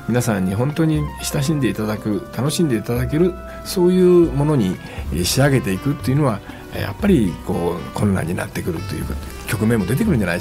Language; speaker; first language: Japanese; native; Japanese